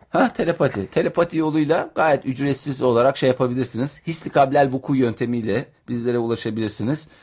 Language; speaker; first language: Turkish; native; Turkish